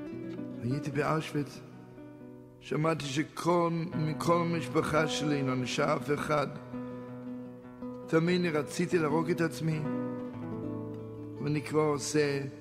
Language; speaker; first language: Hebrew; non-native, fluent; Yiddish